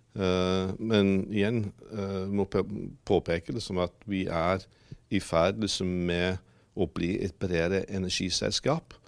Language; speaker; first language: Norwegian; non-native, fluent; English